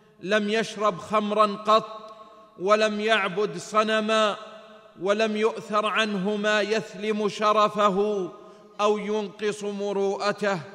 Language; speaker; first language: Arabic; native; Arabic